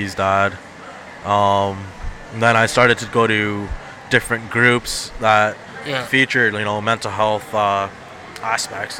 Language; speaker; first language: English; non-native, fluent; Punjabi